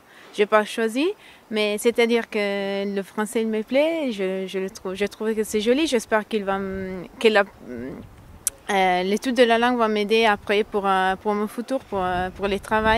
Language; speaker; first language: French; non-native, fluent; Italian